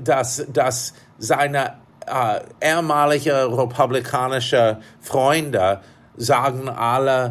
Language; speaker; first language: German; non-native, fluent; English